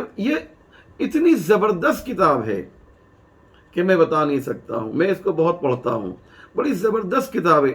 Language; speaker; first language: Urdu; native; Urdu